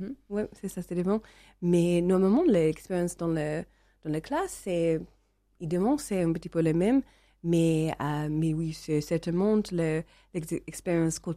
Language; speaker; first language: French; non-native, learner; English